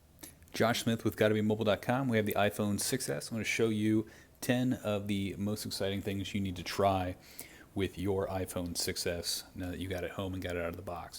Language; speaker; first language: English; native; English